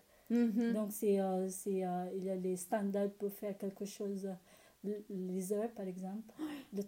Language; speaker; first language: French; non-native, learner; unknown